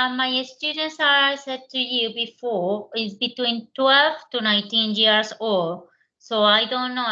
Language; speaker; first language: English; non-native, learner; Spanish